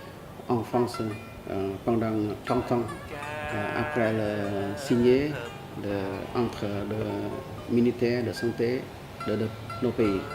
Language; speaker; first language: French; non-native, learner; Vietnamese